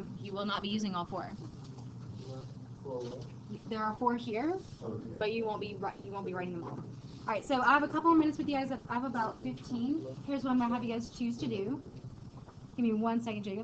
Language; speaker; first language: English; native; English